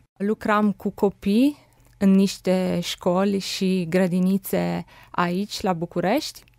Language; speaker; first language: Romanian; non-native, learner; Italian